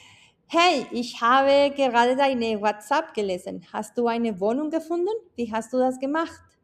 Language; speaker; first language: German; non-native, fluent; Spanish